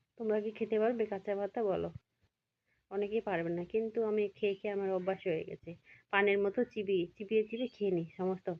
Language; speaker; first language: Bangla; non-native, local second language; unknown